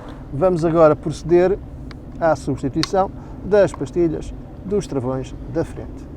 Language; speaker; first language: Portuguese; native; Portuguese